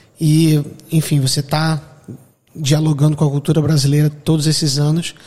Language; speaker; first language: Portuguese; native; Portuguese